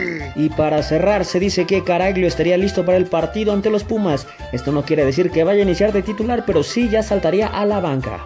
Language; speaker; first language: Spanish; native; Spanish